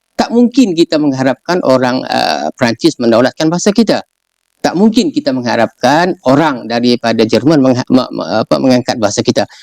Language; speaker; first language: Malay; native; Malay